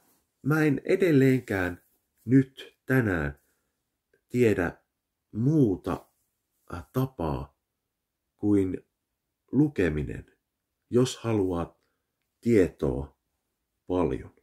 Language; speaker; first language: Finnish; early bilingual, heritage; Finnish